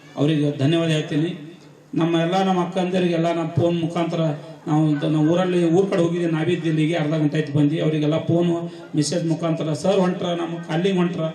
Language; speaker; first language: Kannada; native; Kannada